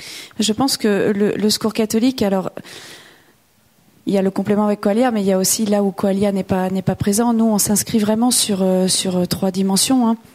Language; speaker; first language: French; native; French